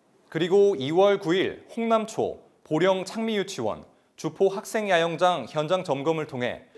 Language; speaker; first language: Korean; native; Korean